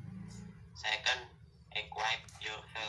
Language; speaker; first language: English; non-native, learner; Indonesian